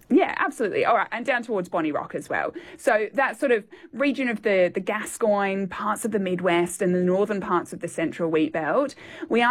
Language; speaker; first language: English; native; English